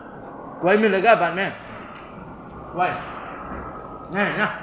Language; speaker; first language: Hindi; non-native, local second language; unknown